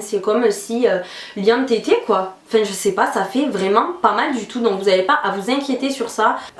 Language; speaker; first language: French; native; French